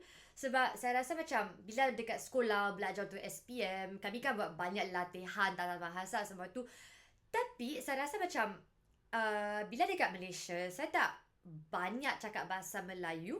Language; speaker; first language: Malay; non-native, local second language; English